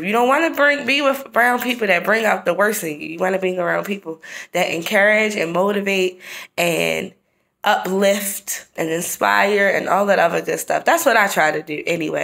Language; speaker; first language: English; native; English